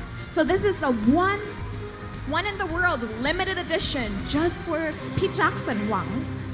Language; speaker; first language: English; non-native, fluent; Thai